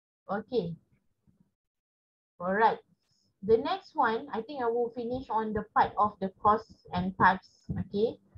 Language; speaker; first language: English; non-native, local second language; Malay